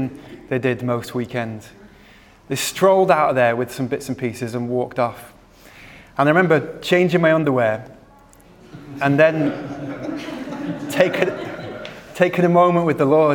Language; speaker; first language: English; native; English